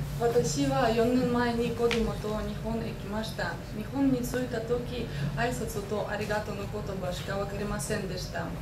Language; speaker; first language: Japanese; non-native, learner; Lithuanian